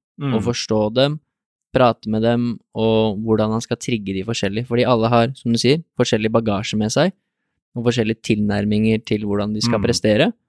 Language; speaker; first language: Norwegian; native; Norwegian